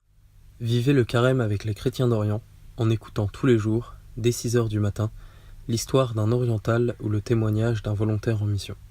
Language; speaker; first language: French; native; French